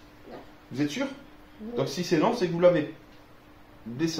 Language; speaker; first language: French; native; French